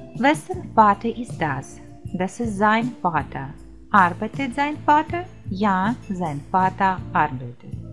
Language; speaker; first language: German; non-native, fluent; Ukrainian